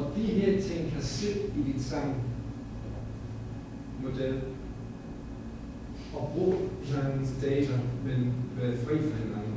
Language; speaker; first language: Danish; non-native, fluent; English